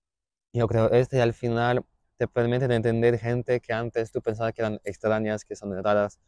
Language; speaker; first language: Spanish; non-native, fluent; German